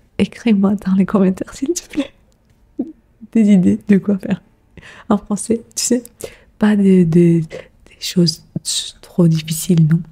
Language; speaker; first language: French; non-native, fluent; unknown